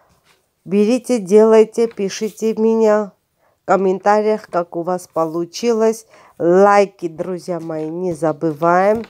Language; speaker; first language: Russian; non-native, fluent; Armenian